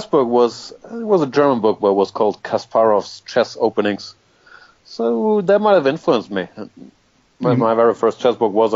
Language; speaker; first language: English; non-native, fluent; German